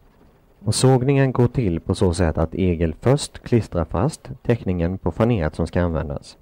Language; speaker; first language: Swedish; native; Swedish